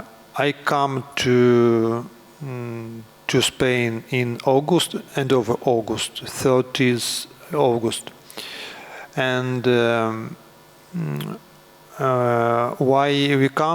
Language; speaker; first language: English; non-native, learner; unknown